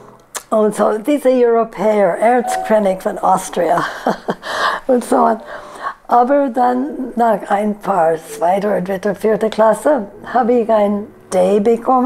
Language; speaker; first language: German; non-native, fluent; English